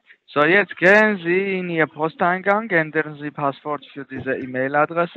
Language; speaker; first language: German; non-native, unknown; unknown